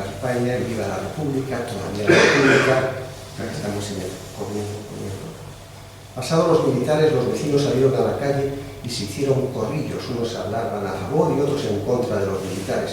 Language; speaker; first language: Spanish; native; Spanish